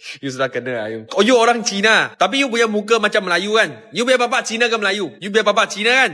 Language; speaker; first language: Malay; non-native, local second language; Chinese